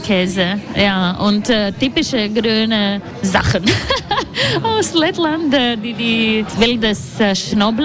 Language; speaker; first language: German; non-native, learner; Latvian